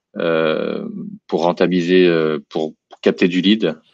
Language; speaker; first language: French; native; French